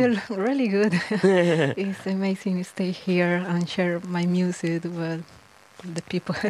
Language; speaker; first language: English; non-native, learner; Spanish